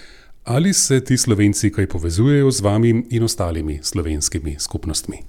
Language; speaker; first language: Slovenian; native; Slovenian